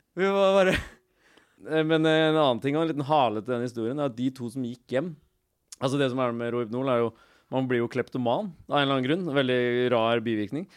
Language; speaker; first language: Norwegian; native; Norwegian